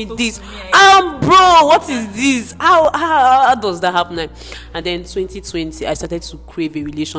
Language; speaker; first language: English; non-native, local second language; Igbo